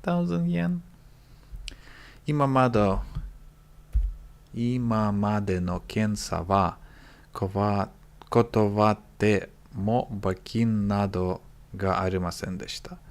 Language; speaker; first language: Japanese; non-native, learner; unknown